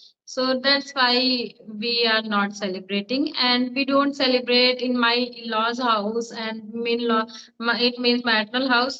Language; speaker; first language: English; non-native, learner; Hindi